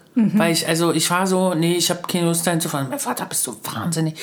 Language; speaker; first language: German; native; German